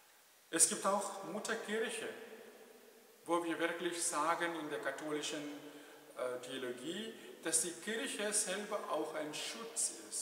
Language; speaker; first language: German; non-native, fluent; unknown